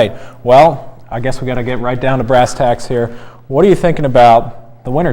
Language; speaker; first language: English; native; English